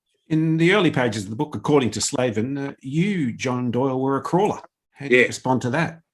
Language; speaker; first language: English; native; English